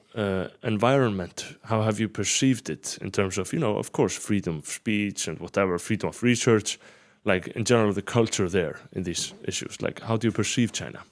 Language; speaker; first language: English; non-native, fluent; Icelandic